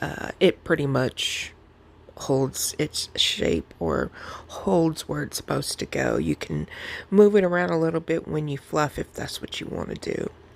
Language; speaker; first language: English; native; English